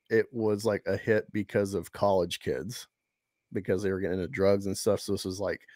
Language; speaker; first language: English; native; English